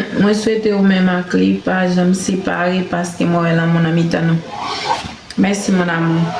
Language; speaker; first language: French; non-native, learner; Haitian Creole